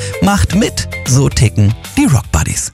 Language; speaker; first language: German; native; German